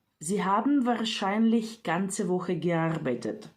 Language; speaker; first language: German; non-native, fluent; Ukrainian